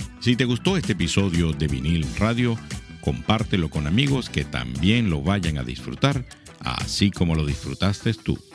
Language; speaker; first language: Spanish; native; Spanish